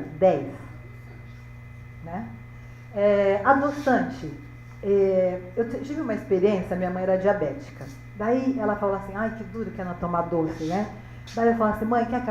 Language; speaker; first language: Portuguese; native; Portuguese